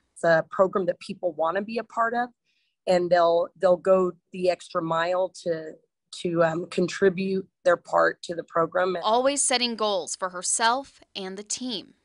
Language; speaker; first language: English; native; English